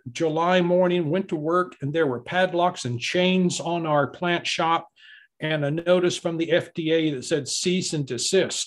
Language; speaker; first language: English; native; English